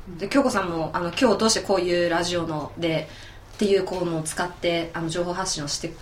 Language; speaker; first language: Japanese; native; Japanese